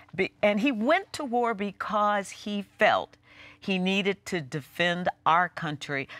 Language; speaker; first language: English; native; English